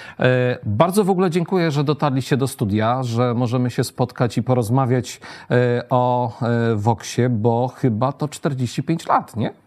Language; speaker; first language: Polish; native; Polish